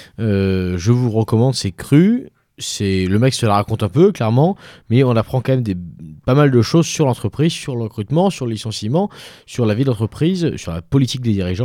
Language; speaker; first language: French; native; French